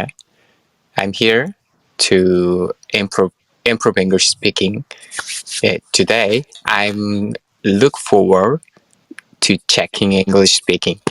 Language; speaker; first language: English; non-native, learner; Korean